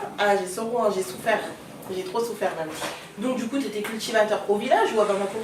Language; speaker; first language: French; early bilingual, other home language; Soninke